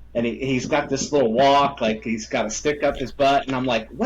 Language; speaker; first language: English; native; English